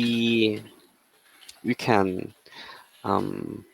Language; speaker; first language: English; non-native, learner; Korean